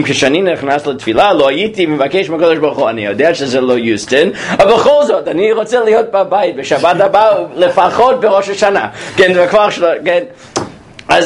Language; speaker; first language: Hebrew; non-native, fluent; English